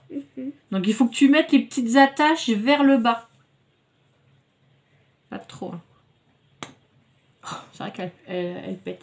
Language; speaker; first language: French; native; French